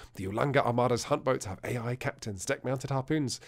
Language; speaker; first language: English; native; English